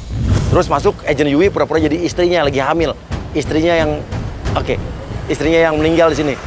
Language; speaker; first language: Indonesian; native; Indonesian